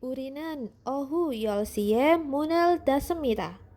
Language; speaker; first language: Korean; non-native, learner; Indonesian